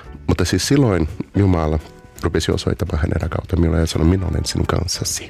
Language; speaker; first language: Finnish; non-native, fluent; Portuguese